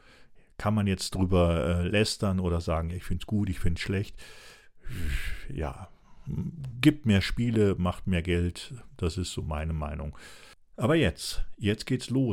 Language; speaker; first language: German; native; German